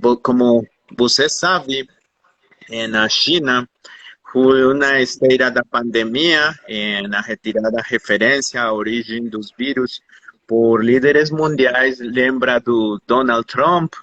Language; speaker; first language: Portuguese; non-native, fluent; Spanish